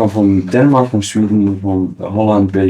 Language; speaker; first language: English; early bilingual, other home language; Kurdish